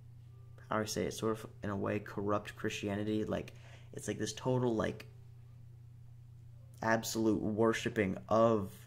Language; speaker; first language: English; native; English